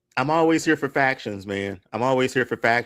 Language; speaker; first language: English; native; English